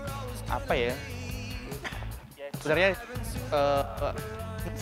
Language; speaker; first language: Indonesian; native; Indonesian